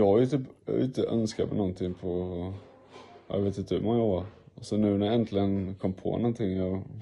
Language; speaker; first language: Swedish; native; Swedish